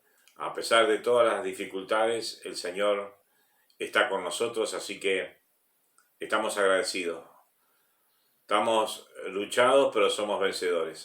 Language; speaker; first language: Spanish; native; Spanish